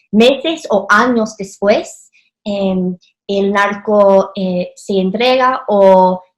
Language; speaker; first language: Spanish; non-native, fluent; English